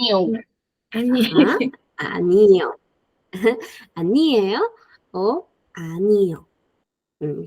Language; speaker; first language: Korean; non-native, fluent; Spanish